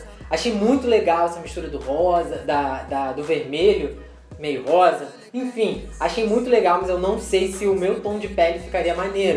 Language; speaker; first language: Portuguese; native; Portuguese